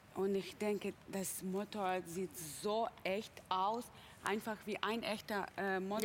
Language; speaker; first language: German; non-native, fluent; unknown